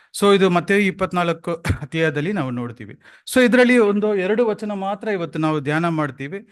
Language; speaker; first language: Kannada; non-native, local second language; Tamil